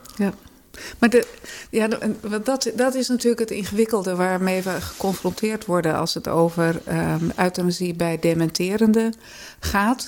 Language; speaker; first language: Dutch; native; Dutch